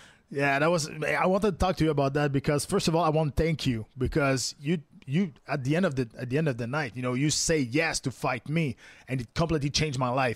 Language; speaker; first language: English; non-native, fluent; French